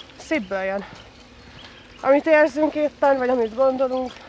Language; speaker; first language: Hungarian; early bilingual, other home language; Russian